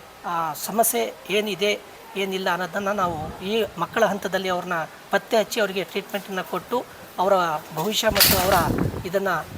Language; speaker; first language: Kannada; native; Kannada